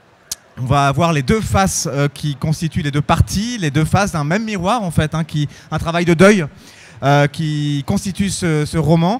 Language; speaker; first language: French; native; French